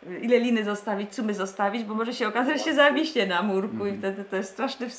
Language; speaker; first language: Polish; native; Polish